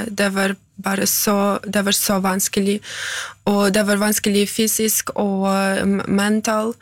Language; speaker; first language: Norwegian; non-native, fluent; Ukrainian